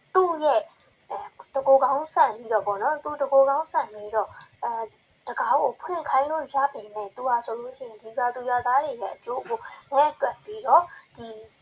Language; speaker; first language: Burmese; native; Burmese